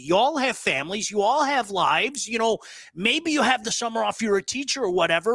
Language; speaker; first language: English; native; English